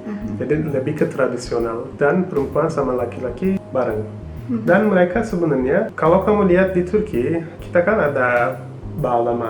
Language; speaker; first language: Indonesian; non-native, fluent; Turkish